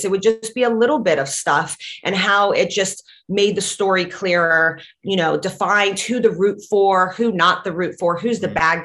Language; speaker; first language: English; non-native, fluent; Latvian